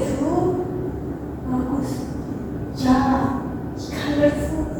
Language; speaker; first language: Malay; non-native, learner; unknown